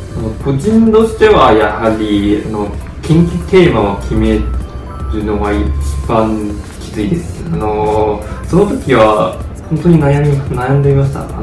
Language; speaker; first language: Japanese; non-native, fluent; Chinese